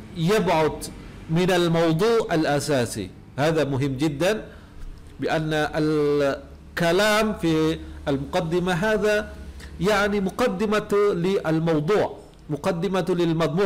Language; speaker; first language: Arabic; non-native, fluent; Indonesian